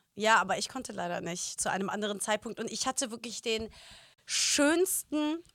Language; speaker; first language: German; native; German